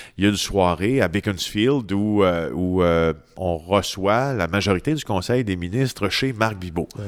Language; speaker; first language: French; native; French